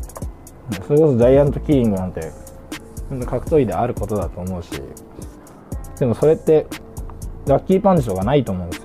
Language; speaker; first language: Japanese; native; Japanese